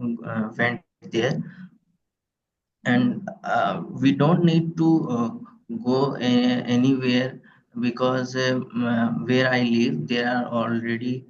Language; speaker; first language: English; non-native, learner; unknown